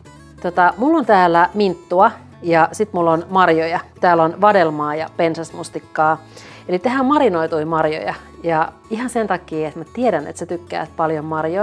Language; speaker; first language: Finnish; native; Finnish